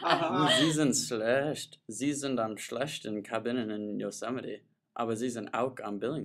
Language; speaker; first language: German; non-native, learner; English